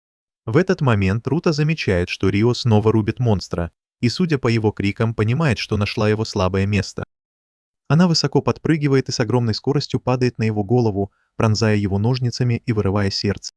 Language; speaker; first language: Russian; native; Russian